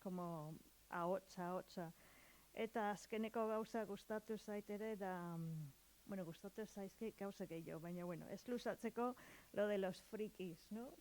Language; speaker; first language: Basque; non-native, learner; English